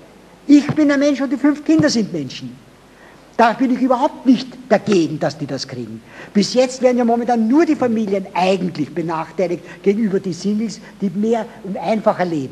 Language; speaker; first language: German; native; German